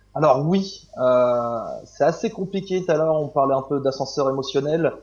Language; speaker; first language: French; native; French